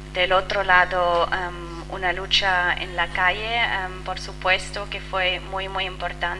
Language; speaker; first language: Spanish; non-native, fluent; French